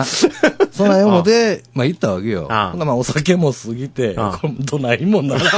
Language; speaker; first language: Japanese; native; Japanese